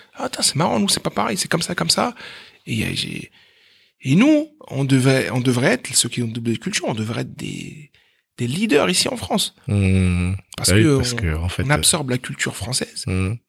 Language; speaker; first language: French; native; French